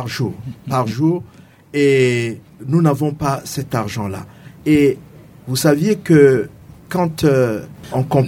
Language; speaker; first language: French; non-native, local second language; Sango